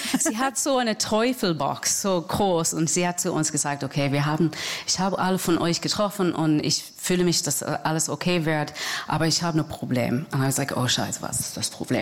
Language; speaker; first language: German; non-native, fluent; English